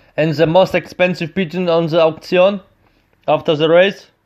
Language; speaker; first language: English; non-native, learner; Polish